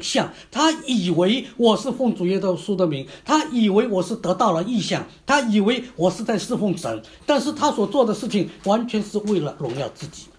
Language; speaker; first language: Chinese; native; Chinese